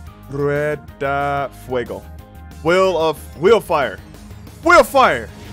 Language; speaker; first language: Spanish; non-native, learner; English